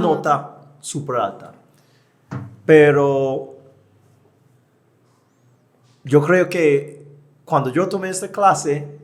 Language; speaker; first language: Spanish; non-native, fluent; English